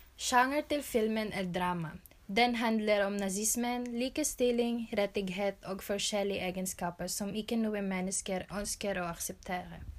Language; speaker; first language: Norwegian; non-native, learner; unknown